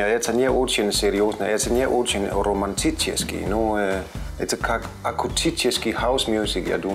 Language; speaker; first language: Russian; non-native, learner; Danish